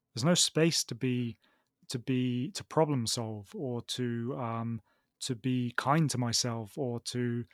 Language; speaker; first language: English; native; English